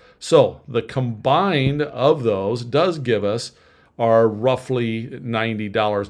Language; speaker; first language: English; native; English